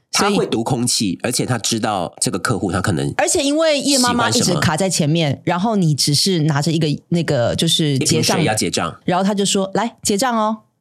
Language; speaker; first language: Chinese; native; Chinese